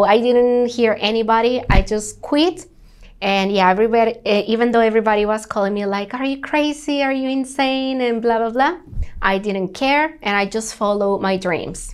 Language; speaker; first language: English; non-native, fluent; Spanish